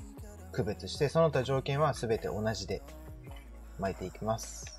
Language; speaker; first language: Japanese; native; Japanese